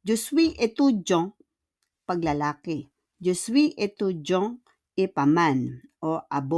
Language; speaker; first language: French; non-native, fluent; Filipino